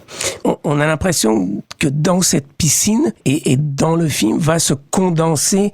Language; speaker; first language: French; native; French